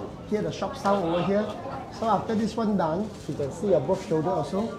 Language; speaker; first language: English; non-native, local second language; Chinese